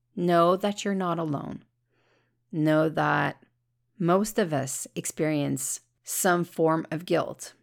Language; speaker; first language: English; native; English